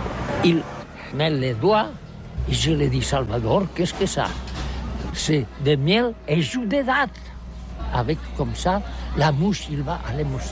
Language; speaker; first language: French; non-native, learner; Catalan